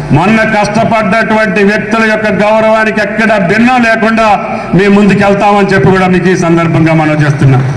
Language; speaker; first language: Telugu; native; Telugu